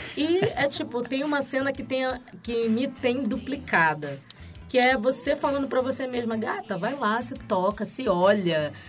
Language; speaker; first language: Portuguese; native; Portuguese